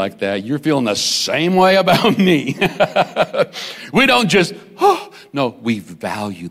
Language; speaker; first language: English; native; English